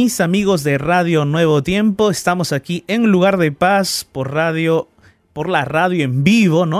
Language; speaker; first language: Spanish; native; Spanish